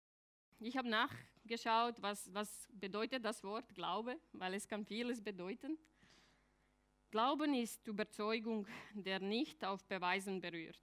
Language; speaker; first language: German; non-native, fluent; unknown